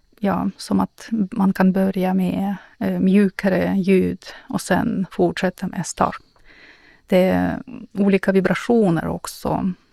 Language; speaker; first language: Swedish; non-native, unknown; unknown